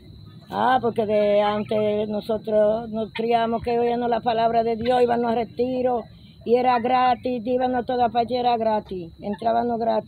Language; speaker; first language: Spanish; native; Spanish